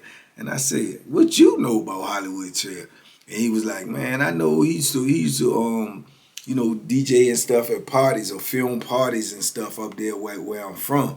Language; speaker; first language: English; native; English